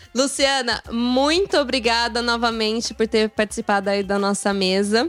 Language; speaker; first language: Portuguese; native; Portuguese